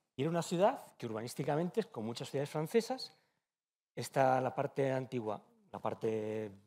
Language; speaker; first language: Spanish; native; Spanish